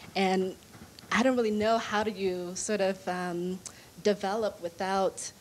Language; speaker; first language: English; native; English